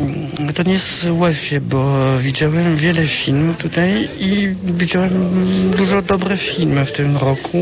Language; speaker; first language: Polish; early bilingual, heritage; French